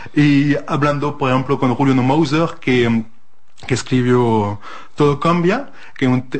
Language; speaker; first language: Spanish; non-native, fluent; French